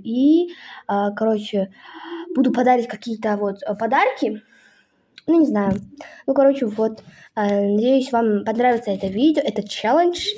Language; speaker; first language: Russian; non-native, local second language; Kazakh